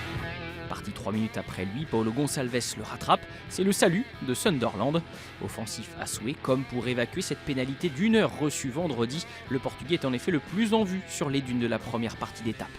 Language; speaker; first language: French; native; French